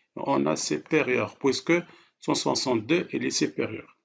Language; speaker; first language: French; non-native, local second language; Arabic